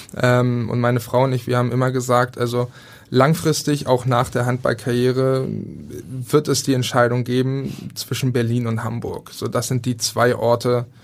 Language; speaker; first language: German; native; German